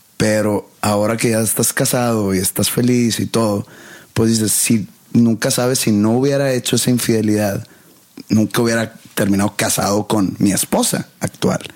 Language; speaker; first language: Spanish; native; Spanish